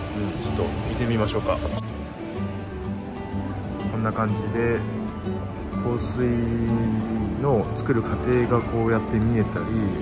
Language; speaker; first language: Japanese; native; Japanese